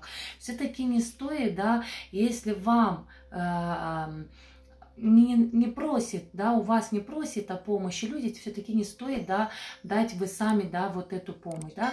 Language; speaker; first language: Russian; non-native, fluent; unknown